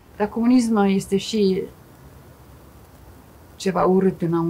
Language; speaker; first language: Romanian; non-native, fluent; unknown